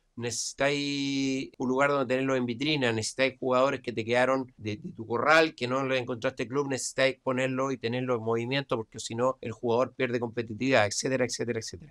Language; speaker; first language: Spanish; native; Spanish